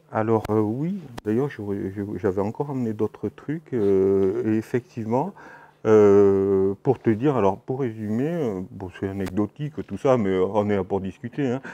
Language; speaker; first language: French; native; French